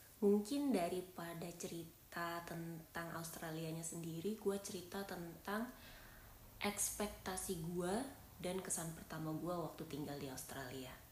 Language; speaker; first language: Indonesian; native; Indonesian